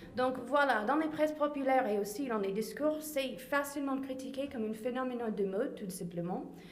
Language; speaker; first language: French; non-native, fluent; English